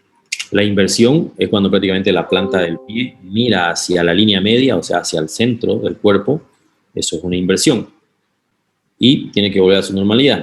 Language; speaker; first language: Spanish; native; Spanish